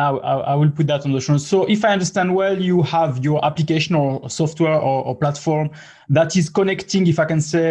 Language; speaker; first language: English; non-native, fluent; French